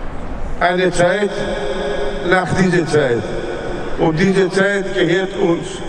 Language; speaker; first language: German; non-native, fluent; Greek